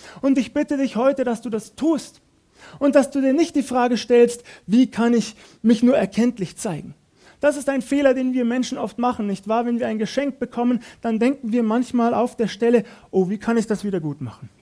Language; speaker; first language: German; native; German